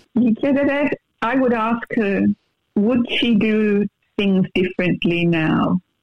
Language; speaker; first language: English; early bilingual, other home language; Italian